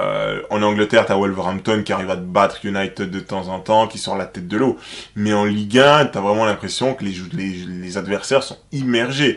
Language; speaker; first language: French; native; French